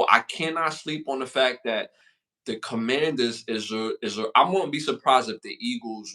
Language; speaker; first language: English; native; English